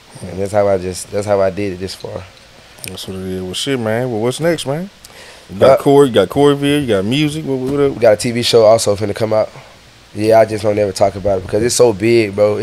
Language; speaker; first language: English; native; English